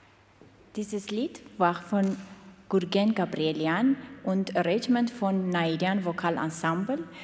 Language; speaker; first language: German; non-native, learner; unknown